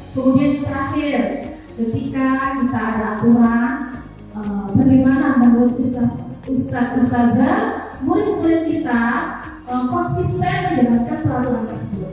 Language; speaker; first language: Indonesian; native; Indonesian